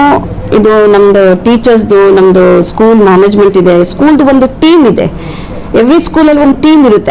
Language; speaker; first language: Kannada; non-native, local second language; Urdu